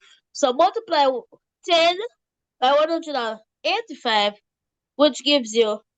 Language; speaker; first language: English; native; English